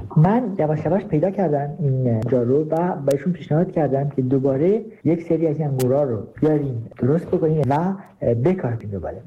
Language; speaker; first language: Persian; native; Persian